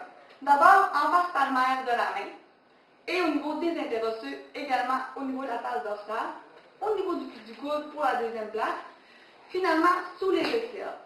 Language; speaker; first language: French; native; French